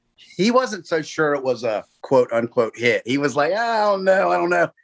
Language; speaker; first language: English; native; English